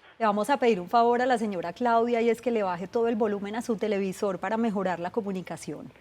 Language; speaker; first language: Spanish; native; Spanish